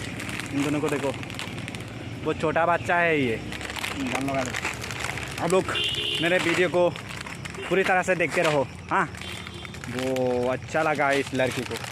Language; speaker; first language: Hindi; non-native, local second language; Assamese